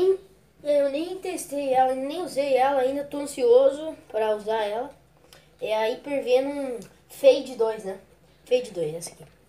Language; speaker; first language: Portuguese; native; Portuguese